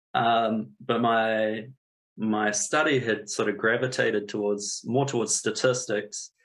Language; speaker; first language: English; native; English